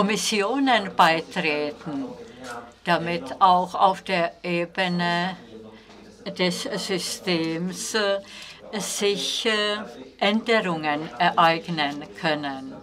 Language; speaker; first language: German; non-native, fluent; Czech